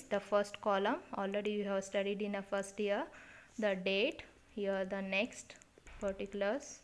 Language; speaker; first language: English; non-native, local second language; Kannada